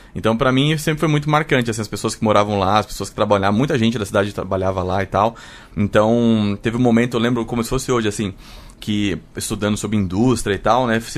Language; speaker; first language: Portuguese; native; Portuguese